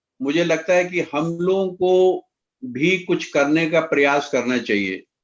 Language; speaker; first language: Hindi; native; Hindi